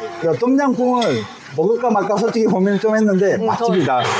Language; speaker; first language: Korean; native; Korean